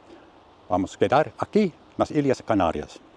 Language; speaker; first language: Portuguese; non-native, learner; Finnish